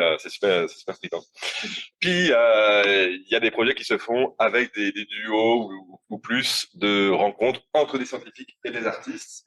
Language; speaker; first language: French; native; French